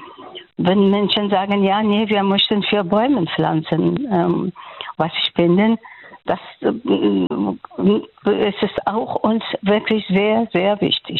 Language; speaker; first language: German; non-native, fluent; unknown